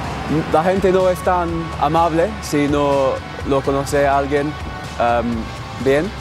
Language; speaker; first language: Spanish; non-native, fluent; English